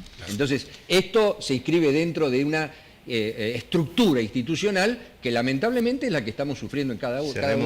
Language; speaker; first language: Spanish; native; Spanish